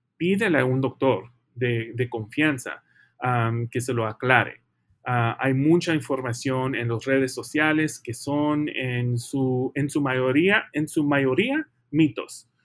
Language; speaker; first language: Spanish; early bilingual, heritage; Spanish